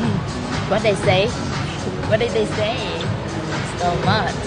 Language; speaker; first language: English; non-native, learner; Vietnamese